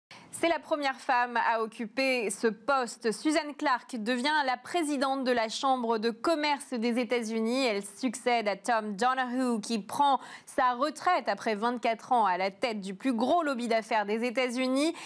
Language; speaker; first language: French; native; French